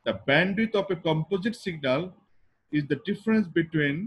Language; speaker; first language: English; non-native, local second language; Bangla